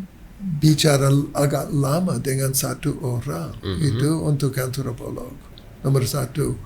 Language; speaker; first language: Indonesian; non-native, learner; English